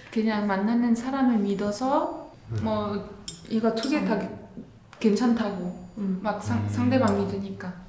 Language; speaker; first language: Korean; non-native, fluent; French